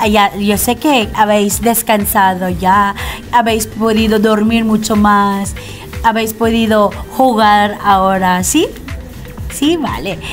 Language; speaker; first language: Spanish; non-native, fluent; Filipino